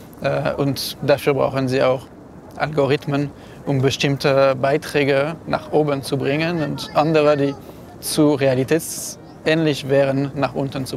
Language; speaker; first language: German; non-native, fluent; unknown